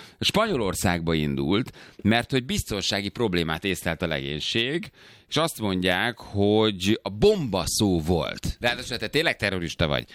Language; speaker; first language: Hungarian; native; Hungarian